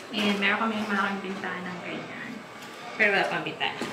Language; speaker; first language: Filipino; native; Filipino